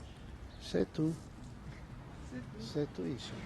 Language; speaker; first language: French; non-native, learner; Hungarian